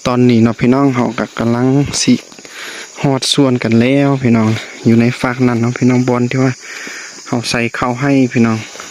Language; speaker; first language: Lao; non-native, local second language; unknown